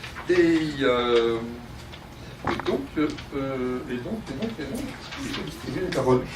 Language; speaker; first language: French; native; French